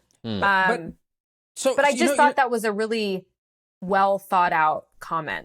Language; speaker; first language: English; native; English